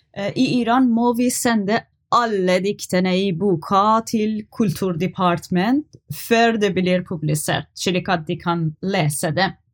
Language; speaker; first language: Norwegian; non-native, learner; Persian